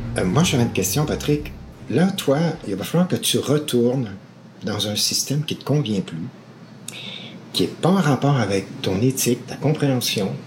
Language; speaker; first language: French; native; French